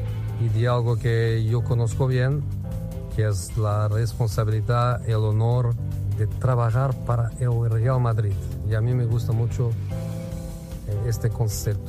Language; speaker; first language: Spanish; non-native, fluent; Portuguese